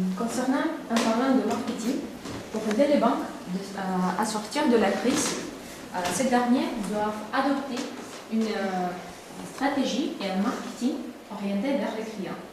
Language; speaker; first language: French; non-native, learner; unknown